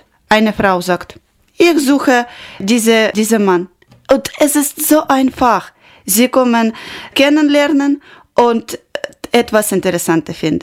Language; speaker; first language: German; non-native, learner; Ukrainian